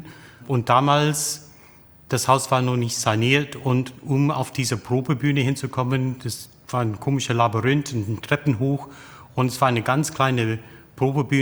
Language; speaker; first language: German; non-native, fluent; English